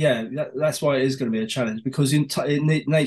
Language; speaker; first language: English; native; English